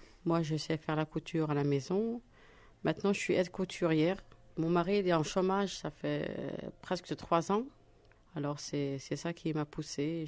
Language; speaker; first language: French; non-native, fluent; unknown